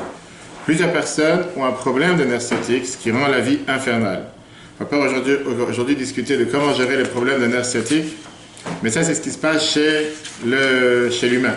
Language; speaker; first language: French; native; French